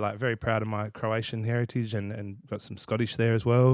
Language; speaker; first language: English; native; English